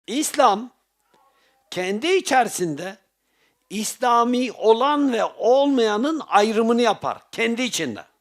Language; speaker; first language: Turkish; native; Turkish